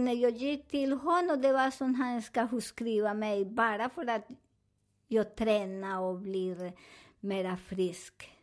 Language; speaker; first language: Swedish; non-native, learner; Spanish